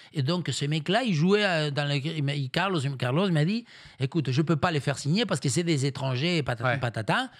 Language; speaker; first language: French; non-native, fluent; Spanish